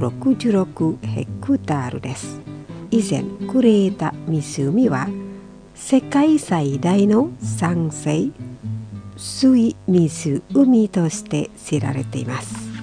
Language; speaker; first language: Japanese; non-native, fluent; Indonesian